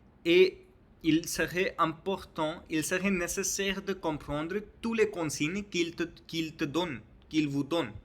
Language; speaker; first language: French; non-native, learner; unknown